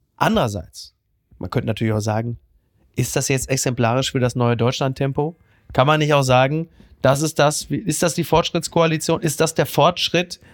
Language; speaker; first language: German; native; German